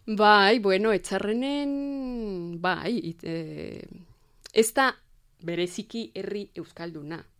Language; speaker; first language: Basque; non-native, fluent; Spanish